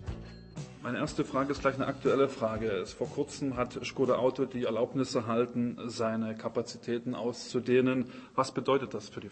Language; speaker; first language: German; native; German